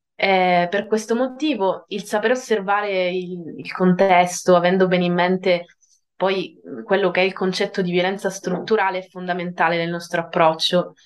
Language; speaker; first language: Italian; native; Italian